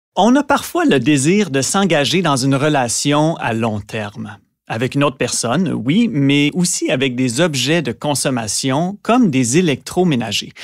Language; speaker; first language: French; native; French